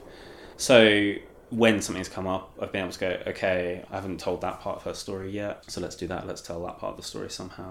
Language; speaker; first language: English; native; English